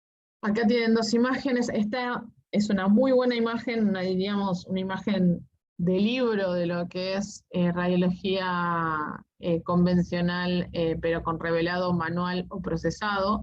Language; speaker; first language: Spanish; native; Spanish